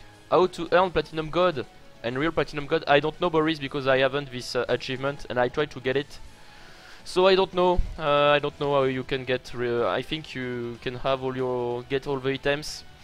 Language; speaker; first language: English; non-native, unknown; French